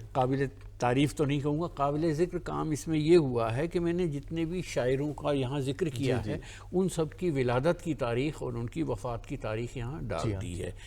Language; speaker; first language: Urdu; native; Urdu